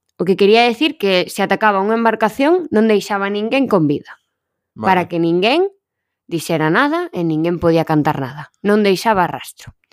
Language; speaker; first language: Galician; non-native, local second language; Spanish